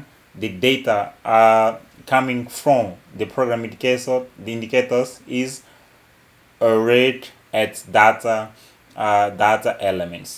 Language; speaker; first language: English; non-native, local second language; Portuguese